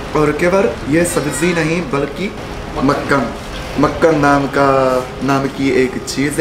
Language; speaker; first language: Hindi; non-native, fluent; Japanese